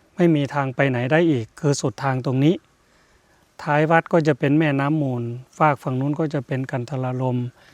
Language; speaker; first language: Thai; native; Thai